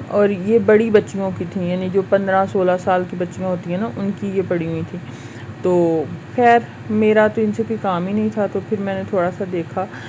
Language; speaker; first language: Urdu; native; Urdu